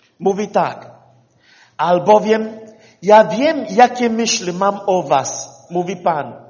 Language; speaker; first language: Polish; non-native, fluent; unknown